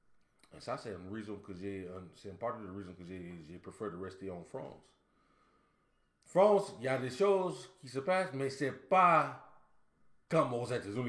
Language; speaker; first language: French; non-native, learner; English